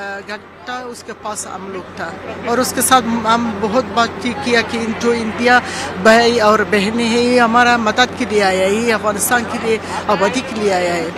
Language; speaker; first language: Hindi; non-native, learner; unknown